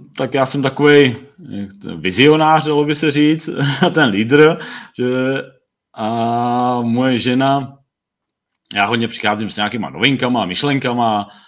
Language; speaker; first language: Czech; native; Czech